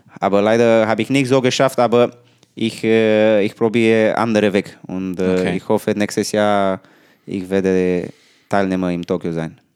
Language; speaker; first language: German; non-native, learner; Romanian